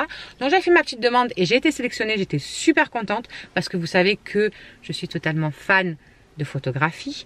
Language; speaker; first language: French; native; French